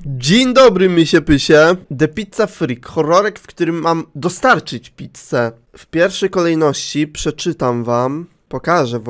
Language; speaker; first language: Polish; native; Polish